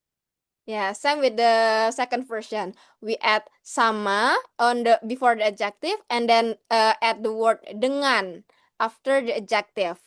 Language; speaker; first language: English; non-native, learner; Indonesian